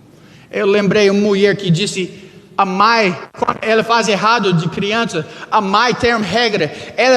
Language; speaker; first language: Portuguese; non-native, learner; English